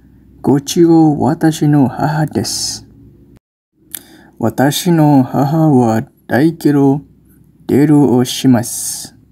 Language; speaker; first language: Japanese; non-native, learner; Malay